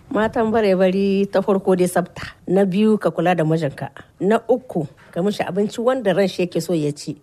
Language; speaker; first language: Hausa; non-native, local second language; Kanuri